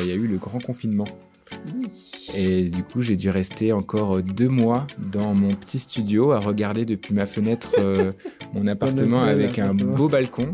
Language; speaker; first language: French; native; French